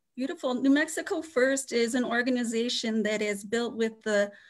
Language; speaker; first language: English; native; English